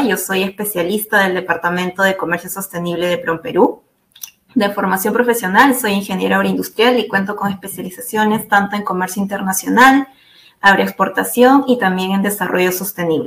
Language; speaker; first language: Spanish; native; Spanish